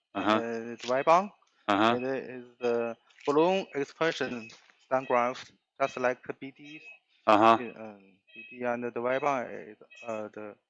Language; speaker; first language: English; non-native, learner; Chinese